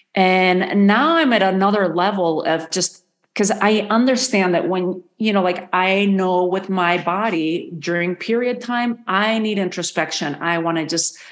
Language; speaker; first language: English; non-native, fluent; Spanish